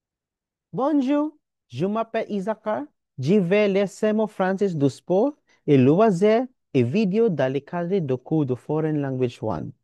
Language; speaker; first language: French; non-native, learner; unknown